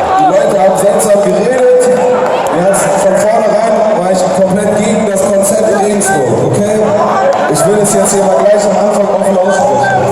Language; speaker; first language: German; native; German